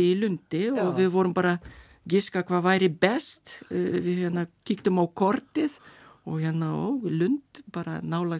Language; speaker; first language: Icelandic; non-native, learner; Lithuanian